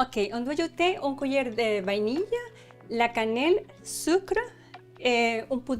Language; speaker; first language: French; non-native, learner; Spanish